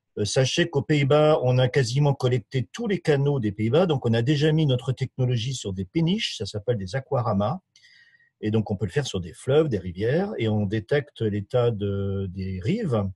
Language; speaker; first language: French; native; French